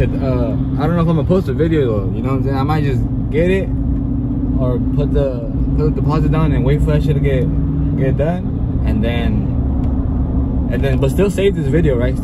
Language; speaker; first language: English; early bilingual, other home language; Spanish